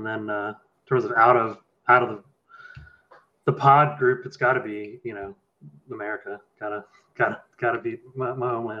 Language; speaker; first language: English; native; English